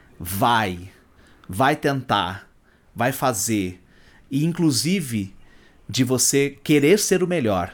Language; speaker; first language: Portuguese; native; Portuguese